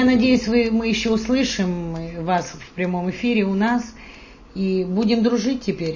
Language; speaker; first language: Russian; native; Russian